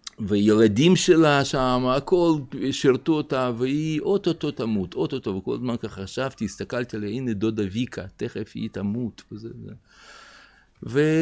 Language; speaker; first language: Hebrew; non-native, fluent; Russian